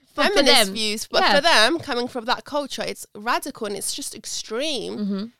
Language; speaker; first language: English; early bilingual, other home language; Arabic